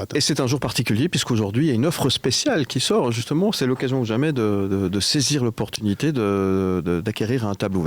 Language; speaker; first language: French; native; French